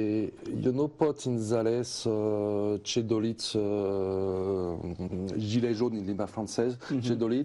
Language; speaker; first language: Romanian; non-native, learner; French